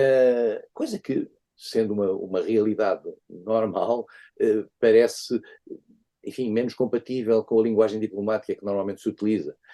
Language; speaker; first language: Portuguese; native; Portuguese